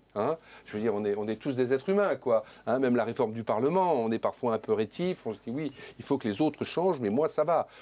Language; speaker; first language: French; native; French